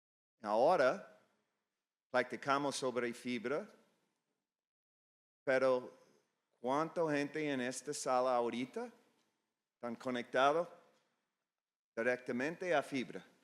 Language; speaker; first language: Spanish; non-native, fluent; English